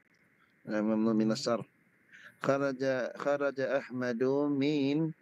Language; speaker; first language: Arabic; non-native, learner; Filipino